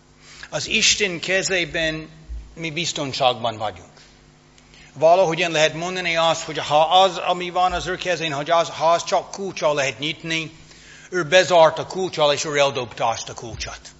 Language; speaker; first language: Hungarian; non-native, fluent; English